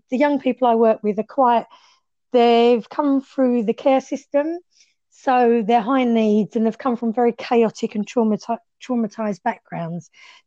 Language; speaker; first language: English; native; English